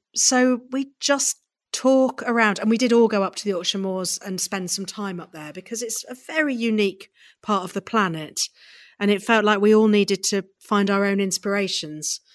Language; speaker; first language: English; native; English